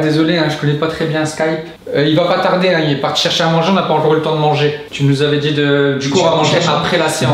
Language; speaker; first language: French; native; French